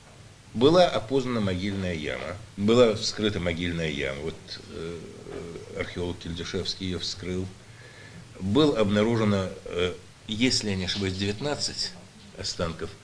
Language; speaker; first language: Russian; native; Russian